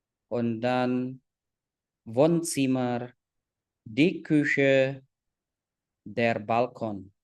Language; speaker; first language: German; non-native, fluent; Indonesian